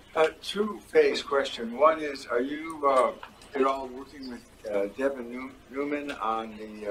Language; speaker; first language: English; non-native, fluent; Portuguese